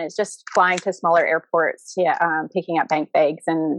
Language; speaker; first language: English; native; English